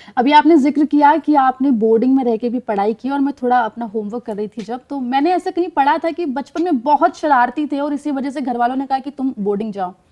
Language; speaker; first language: Hindi; native; Hindi